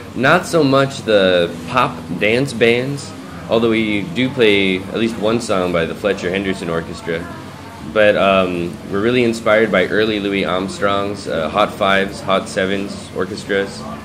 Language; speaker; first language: English; native; English